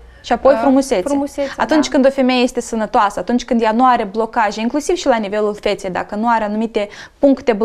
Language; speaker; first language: Romanian; native; Romanian